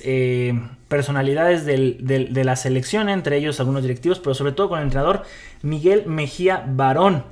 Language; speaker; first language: Spanish; native; Spanish